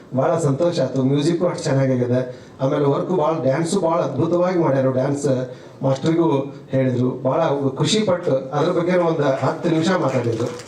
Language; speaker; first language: Kannada; native; Kannada